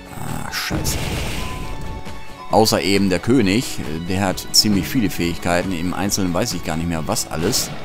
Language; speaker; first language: German; native; German